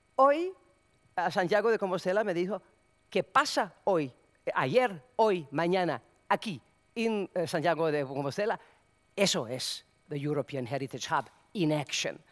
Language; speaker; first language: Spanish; non-native, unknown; Serbian